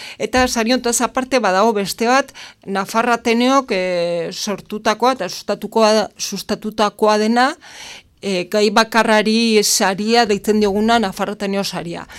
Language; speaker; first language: Basque; native; Basque